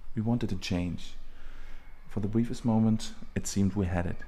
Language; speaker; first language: English; non-native, fluent; German